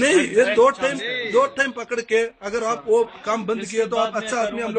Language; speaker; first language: Hindi; non-native, local second language; Malayalam